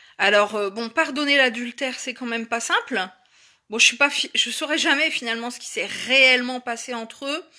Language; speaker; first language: French; native; French